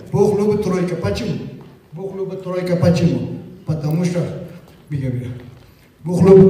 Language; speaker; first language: Russian; non-native, learner; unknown